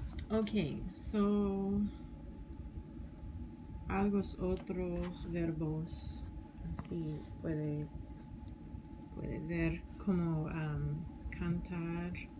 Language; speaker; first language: Spanish; non-native, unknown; English